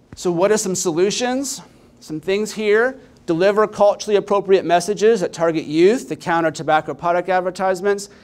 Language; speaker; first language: English; native; English